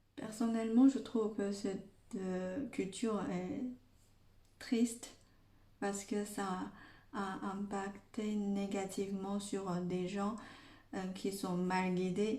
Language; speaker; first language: French; non-native, fluent; Chinese